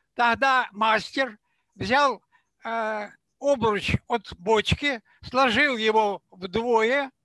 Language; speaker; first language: Russian; non-native, local second language; Ukrainian